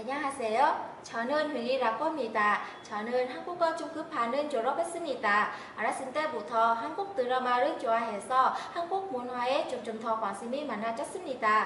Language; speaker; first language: Korean; non-native, learner; Vietnamese